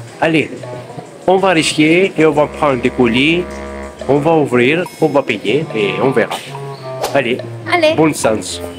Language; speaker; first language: French; non-native, learner; Greek